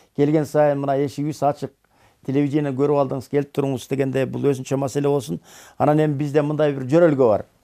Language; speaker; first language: Kyrgyz; native; Kyrgyz